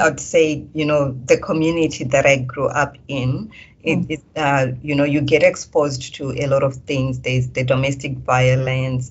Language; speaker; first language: English; non-native, local second language; Shona